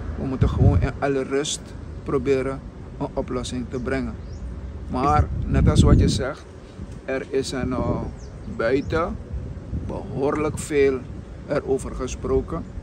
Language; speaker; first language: Dutch; native; Dutch